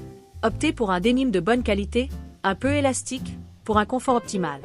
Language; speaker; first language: French; native; French